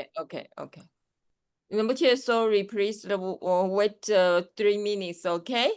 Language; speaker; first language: English; non-native, learner; Chinese